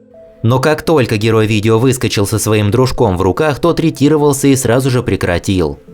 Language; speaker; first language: Russian; native; Russian